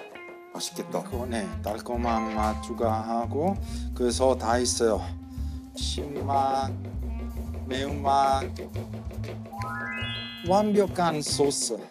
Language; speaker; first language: Korean; non-native, learner; Italian